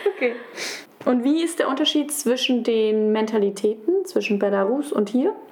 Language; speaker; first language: German; non-native, fluent; Russian